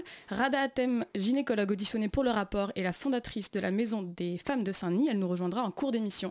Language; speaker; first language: French; native; French